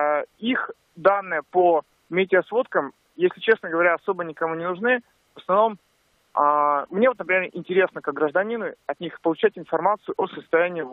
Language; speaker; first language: Russian; native; Russian